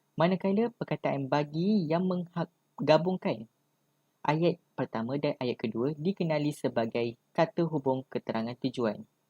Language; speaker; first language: Malay; native; Malay